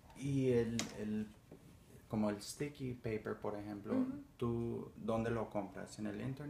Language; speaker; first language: Spanish; early bilingual, heritage; Spanish